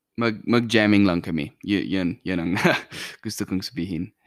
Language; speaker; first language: Filipino; non-native, fluent; English